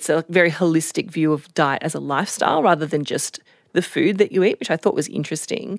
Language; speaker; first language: English; native; English